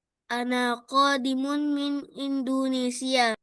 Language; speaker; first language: Arabic; non-native, learner; Indonesian